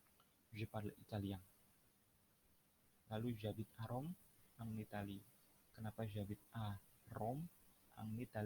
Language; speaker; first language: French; non-native, fluent; Indonesian